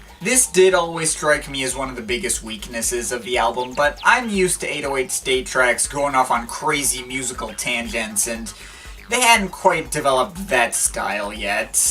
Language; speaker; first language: English; native; English